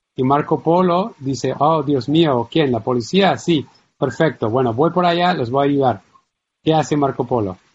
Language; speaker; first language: Spanish; non-native, fluent; English